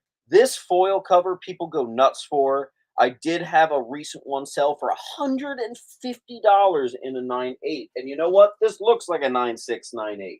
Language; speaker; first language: English; native; English